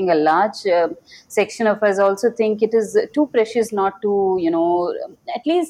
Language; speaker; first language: English; non-native, local second language; Kannada